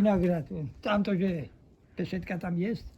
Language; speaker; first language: Russian; non-native, learner; Georgian